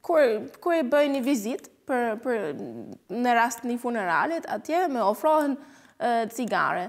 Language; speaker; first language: Albanian; non-native, fluent; German